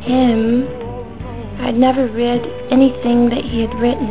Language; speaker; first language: English; native; English